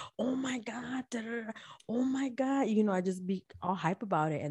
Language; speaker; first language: English; early bilingual, other home language; Spanish